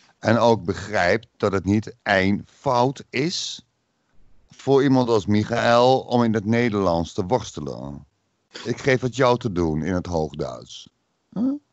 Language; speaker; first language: Dutch; native; Dutch